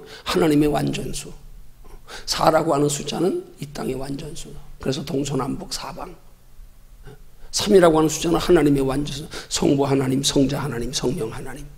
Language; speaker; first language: Korean; native; Korean